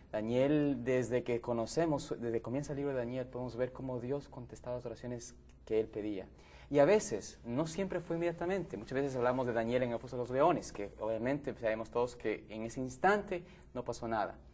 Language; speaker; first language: Spanish; native; Spanish